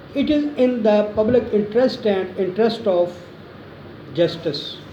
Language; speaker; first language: English; non-native, local second language; Urdu